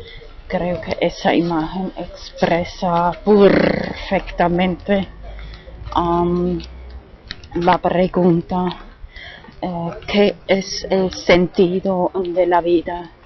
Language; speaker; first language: Spanish; non-native, fluent; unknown